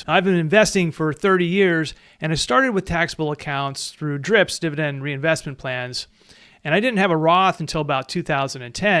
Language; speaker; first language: English; native; English